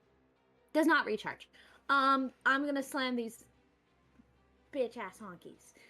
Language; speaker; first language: English; native; English